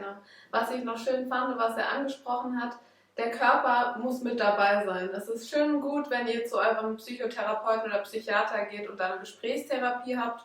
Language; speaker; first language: German; native; German